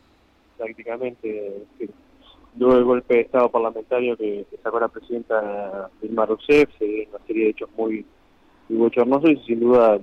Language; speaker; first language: Spanish; native; Spanish